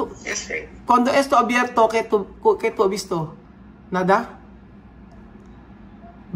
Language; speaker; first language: Spanish; non-native, learner; Filipino